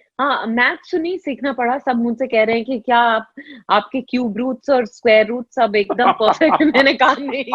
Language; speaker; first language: Hindi; non-native, local second language; Tamil